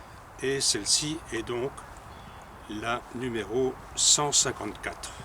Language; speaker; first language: French; native; French